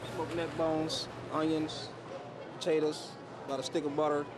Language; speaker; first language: English; native; English